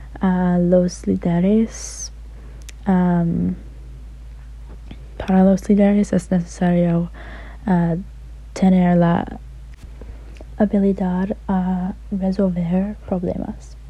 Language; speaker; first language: Spanish; non-native, learner; English